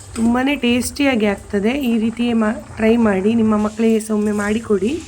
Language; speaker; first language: Kannada; non-native, local second language; Tulu